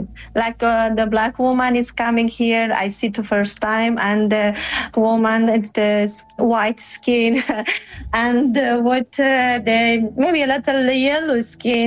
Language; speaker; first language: English; non-native, learner; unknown